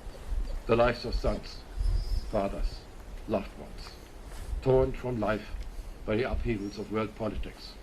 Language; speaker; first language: English; non-native, fluent; German